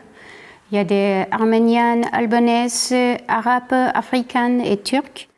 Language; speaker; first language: French; non-native, learner; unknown